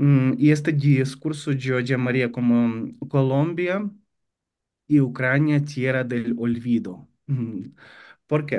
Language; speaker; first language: Spanish; non-native, fluent; Ukrainian